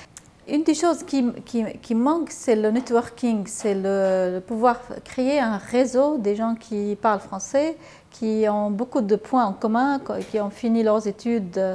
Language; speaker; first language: French; non-native, fluent; Arabic